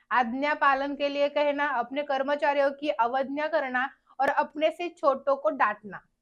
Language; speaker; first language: Hindi; non-native, local second language; Marathi